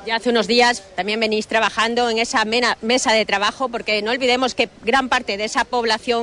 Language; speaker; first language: Spanish; native; Spanish